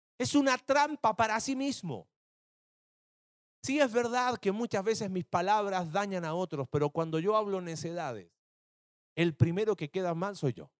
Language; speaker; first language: Spanish; native; Spanish